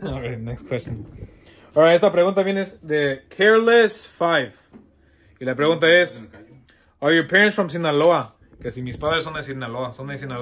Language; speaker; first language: Spanish; early bilingual, heritage; Spanish